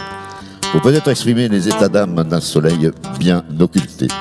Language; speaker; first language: French; native; French